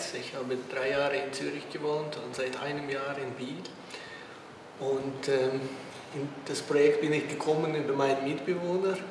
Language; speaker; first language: German; non-native, fluent; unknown